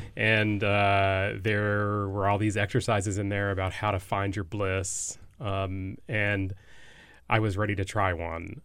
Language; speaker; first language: English; native; English